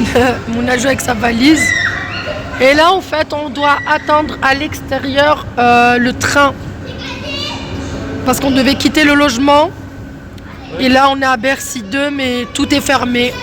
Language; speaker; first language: French; native; French